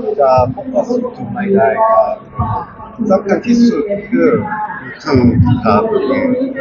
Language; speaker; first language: Thai; non-native, fluent; Korean